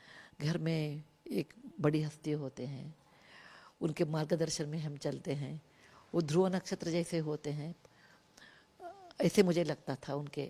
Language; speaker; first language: Hindi; non-native, local second language; Kannada